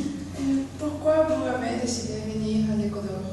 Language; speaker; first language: French; non-native, learner; Spanish